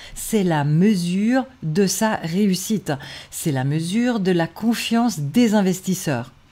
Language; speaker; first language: French; native; French